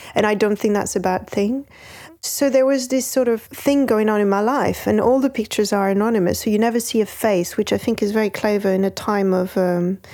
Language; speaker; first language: English; non-native, fluent; French